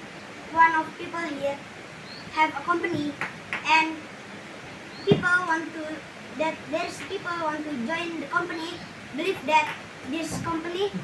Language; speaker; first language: English; non-native, learner; Indonesian